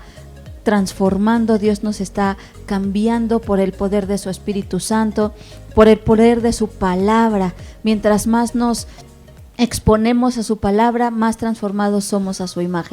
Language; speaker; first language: Spanish; native; Spanish